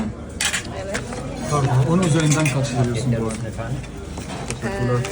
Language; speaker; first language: Turkish; non-native, learner; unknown